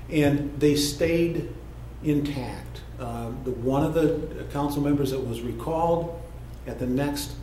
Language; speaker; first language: English; native; English